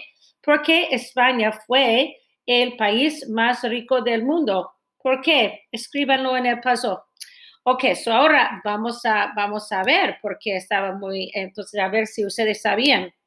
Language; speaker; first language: Spanish; non-native, fluent; English